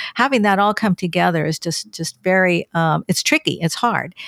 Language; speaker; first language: English; native; English